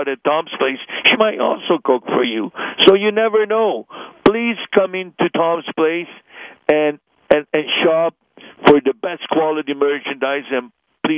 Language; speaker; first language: English; non-native, fluent; Hungarian